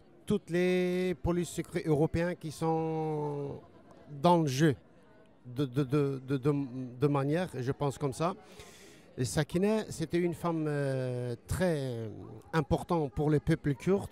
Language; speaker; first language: French; non-native, learner; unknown